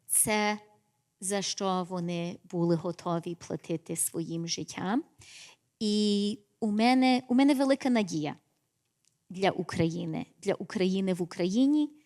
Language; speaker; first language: Ukrainian; early bilingual, heritage; English